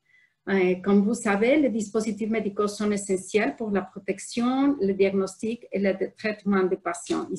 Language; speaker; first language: French; non-native, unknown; Spanish